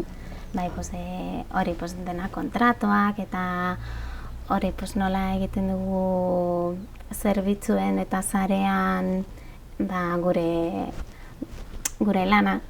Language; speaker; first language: Basque; non-native, local second language; Spanish